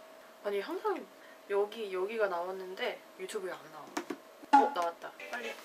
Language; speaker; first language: Korean; non-native, fluent; Chinese